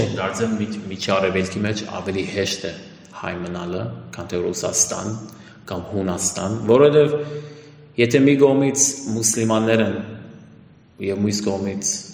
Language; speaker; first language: Armenian; early bilingual, heritage; Armenian